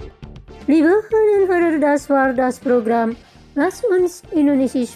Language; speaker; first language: German; non-native, fluent; Indonesian